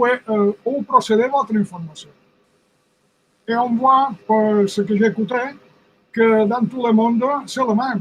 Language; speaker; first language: French; non-native, fluent; Spanish